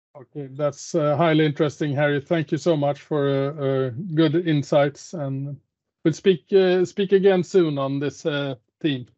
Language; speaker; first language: English; non-native, fluent; Swedish